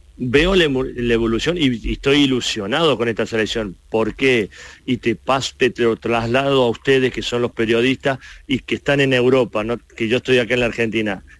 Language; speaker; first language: Spanish; native; Spanish